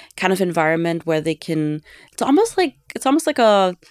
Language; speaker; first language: English; non-native, fluent; German